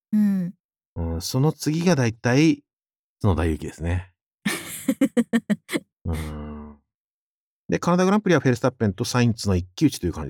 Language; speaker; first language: Japanese; native; Japanese